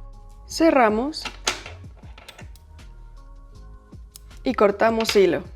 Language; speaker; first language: Spanish; native; Spanish